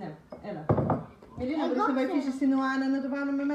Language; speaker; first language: Greek; non-native, fluent; Russian